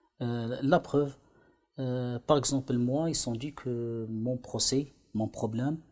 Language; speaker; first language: French; non-native, learner; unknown